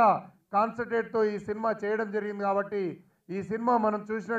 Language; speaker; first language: Telugu; native; Telugu